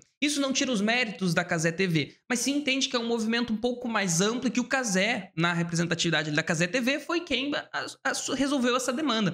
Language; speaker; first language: Portuguese; native; Portuguese